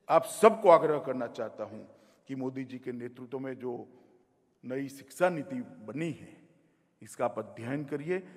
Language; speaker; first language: Hindi; non-native, local second language; Gujarati